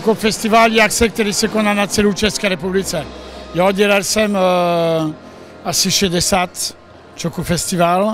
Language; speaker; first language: Czech; non-native, learner; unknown